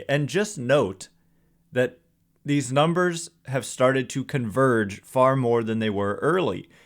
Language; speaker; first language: English; native; English